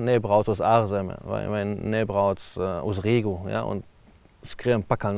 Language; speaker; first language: Latvian; non-native, learner; German